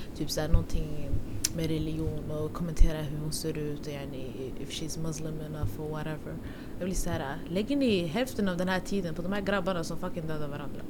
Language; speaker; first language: Swedish; early bilingual, other home language; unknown